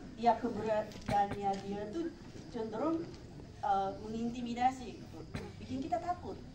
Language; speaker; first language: Indonesian; non-native, fluent; Japanese